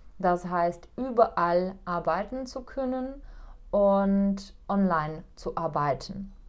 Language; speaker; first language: German; non-native, fluent; Czech